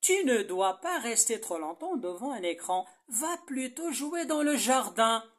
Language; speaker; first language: French; non-native, local second language; Arabic